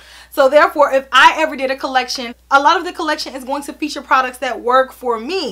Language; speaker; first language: English; native; English